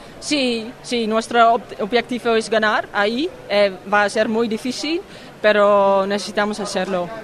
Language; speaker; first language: Spanish; non-native, fluent; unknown